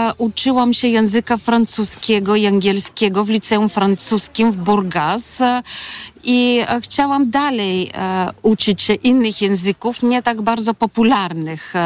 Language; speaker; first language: Polish; non-native, fluent; Bulgarian